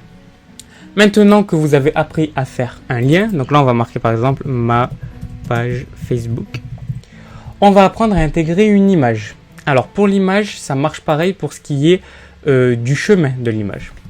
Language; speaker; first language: French; native; French